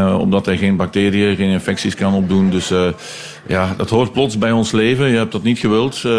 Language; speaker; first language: Dutch; native; Dutch